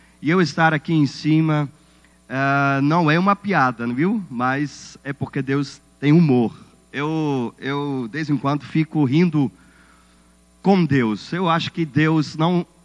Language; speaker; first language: Portuguese; non-native, fluent; German